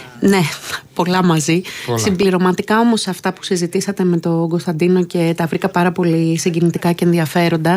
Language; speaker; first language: Greek; native; Greek